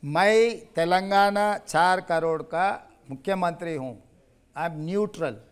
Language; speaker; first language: Hindi; non-native, local second language; Telugu